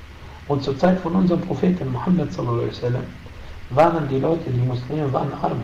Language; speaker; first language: German; non-native, fluent; Arabic